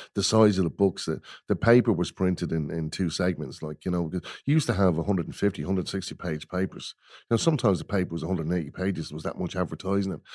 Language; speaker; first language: English; native; English